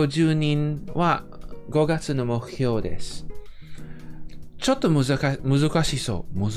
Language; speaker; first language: Japanese; non-native, fluent; English